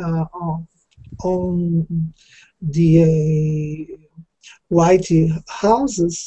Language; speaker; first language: English; non-native, learner; Portuguese